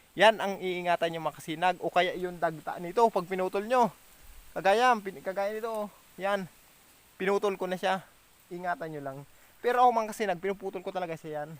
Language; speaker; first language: Filipino; native; Filipino